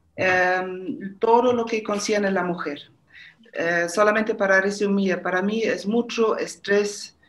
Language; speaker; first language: Spanish; non-native, fluent; German